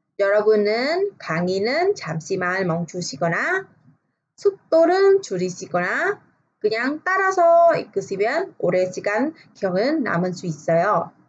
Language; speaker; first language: Korean; non-native, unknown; Vietnamese